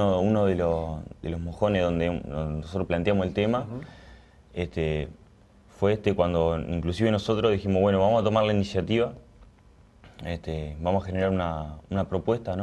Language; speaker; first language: Spanish; native; Spanish